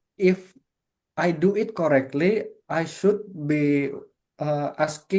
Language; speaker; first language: English; non-native, fluent; Indonesian